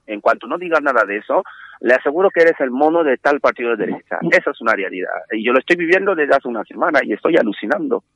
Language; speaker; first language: Spanish; non-native, fluent; French